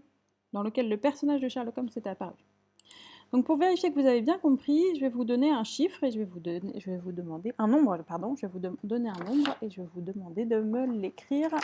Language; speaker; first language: French; native; French